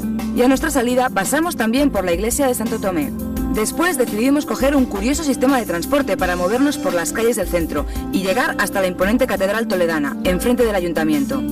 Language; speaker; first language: Spanish; native; Spanish